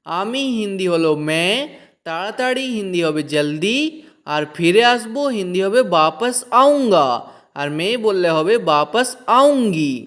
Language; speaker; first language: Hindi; non-native, fluent; Bangla